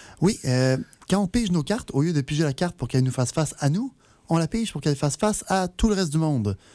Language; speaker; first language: French; native; French